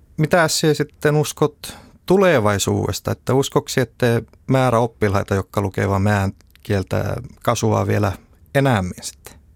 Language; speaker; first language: Finnish; native; Finnish